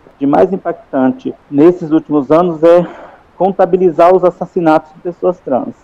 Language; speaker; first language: Portuguese; native; Portuguese